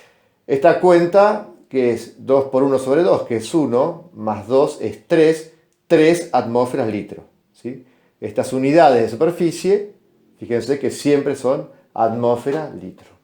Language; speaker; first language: Spanish; native; Spanish